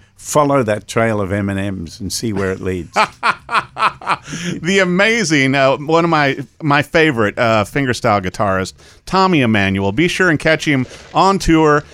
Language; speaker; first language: English; native; English